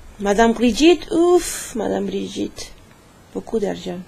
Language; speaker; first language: French; non-native, learner; Spanish